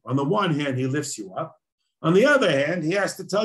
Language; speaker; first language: English; native; English